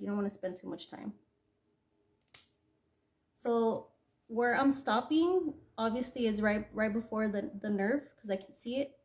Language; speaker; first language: English; native; English